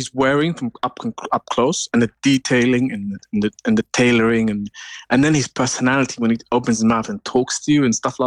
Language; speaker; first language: English; native; English